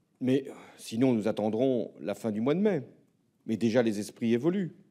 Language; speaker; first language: French; native; French